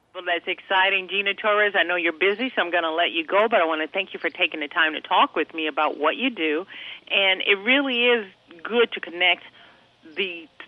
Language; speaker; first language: English; native; English